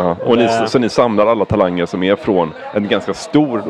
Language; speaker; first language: Swedish; native; Swedish